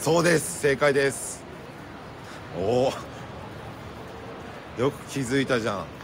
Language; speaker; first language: Japanese; native; Japanese